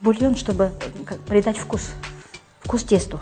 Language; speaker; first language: Russian; non-native, local second language; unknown